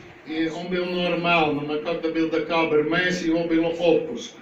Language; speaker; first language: Russian; non-native, learner; Dutch